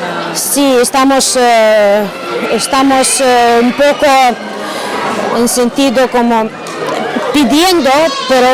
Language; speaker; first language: Spanish; non-native, fluent; Ukrainian